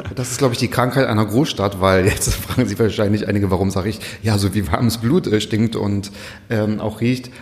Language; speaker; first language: German; native; German